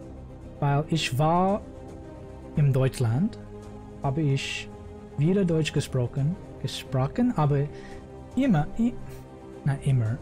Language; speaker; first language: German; non-native, learner; English